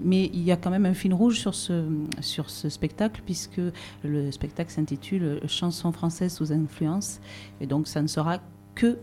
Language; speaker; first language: French; native; French